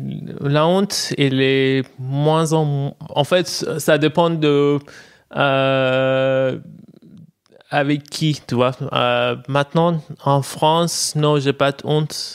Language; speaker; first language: French; non-native, fluent; Persian